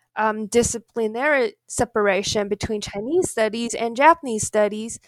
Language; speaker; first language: English; non-native, fluent; Chinese